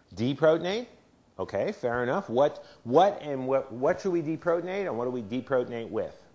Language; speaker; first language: English; native; English